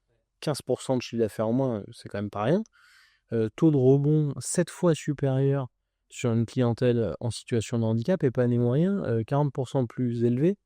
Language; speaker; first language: French; native; French